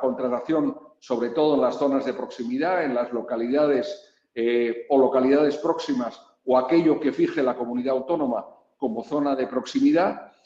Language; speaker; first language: Spanish; native; Spanish